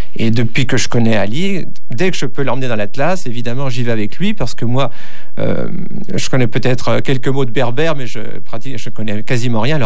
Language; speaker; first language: French; native; French